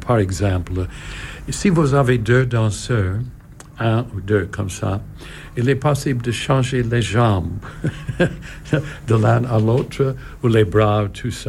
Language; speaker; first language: French; non-native, learner; English